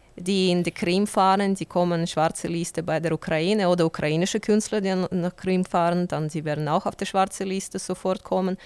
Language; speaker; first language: German; non-native, fluent; Ukrainian